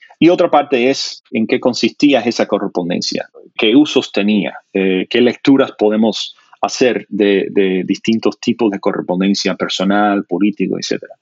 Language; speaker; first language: Spanish; non-native, fluent; English